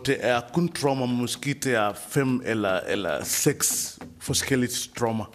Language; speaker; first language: Danish; non-native, fluent; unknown